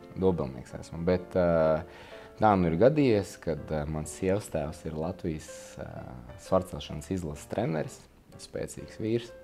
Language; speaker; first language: Latvian; non-native, local second language; Russian